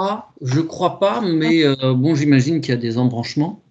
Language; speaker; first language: French; native; French